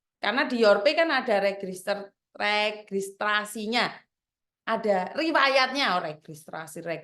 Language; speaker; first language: Indonesian; non-native, local second language; Javanese